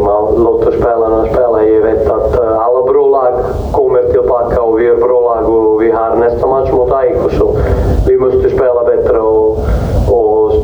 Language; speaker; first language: Swedish; non-native, fluent; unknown